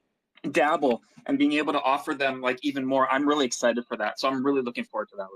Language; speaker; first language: English; native; English